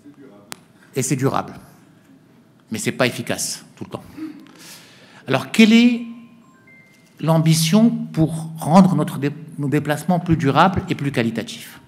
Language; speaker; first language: French; non-native, local second language; Arabic